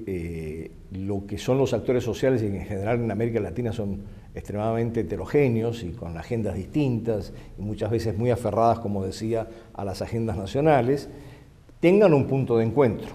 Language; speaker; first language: Spanish; native; Spanish